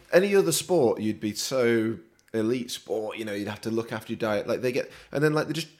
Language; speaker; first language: English; native; English